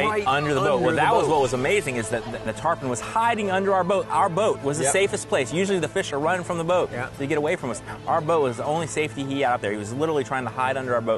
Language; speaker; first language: English; native; English